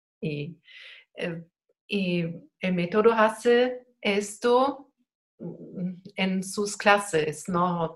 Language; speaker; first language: Spanish; non-native, learner; German